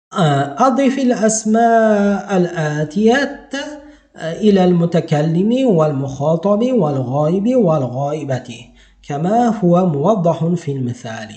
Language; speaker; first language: Arabic; non-native, fluent; Uzbek